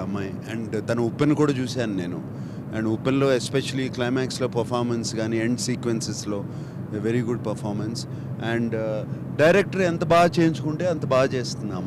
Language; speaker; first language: Telugu; native; Telugu